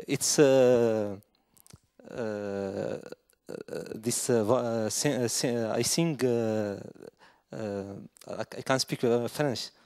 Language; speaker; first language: English; non-native, learner; Arabic